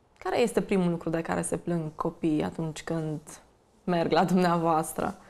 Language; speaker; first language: Romanian; native; Romanian